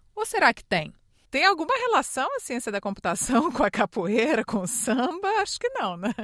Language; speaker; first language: Portuguese; native; Portuguese